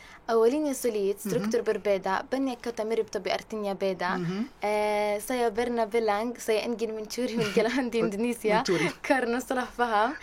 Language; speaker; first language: Indonesian; non-native, learner; Arabic